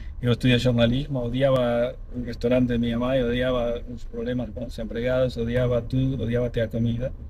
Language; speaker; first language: Portuguese; non-native, fluent; Spanish